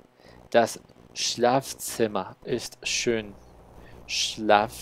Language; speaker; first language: German; non-native, learner; Spanish